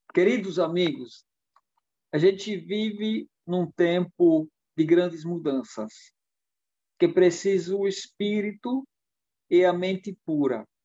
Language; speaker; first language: Portuguese; non-native, fluent; German